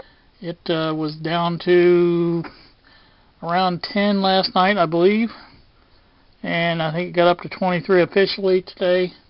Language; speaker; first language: English; native; English